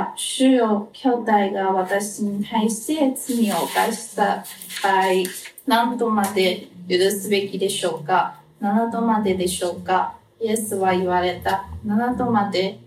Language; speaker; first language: Japanese; non-native, fluent; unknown